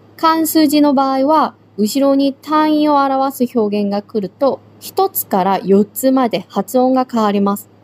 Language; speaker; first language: Japanese; non-native, fluent; Korean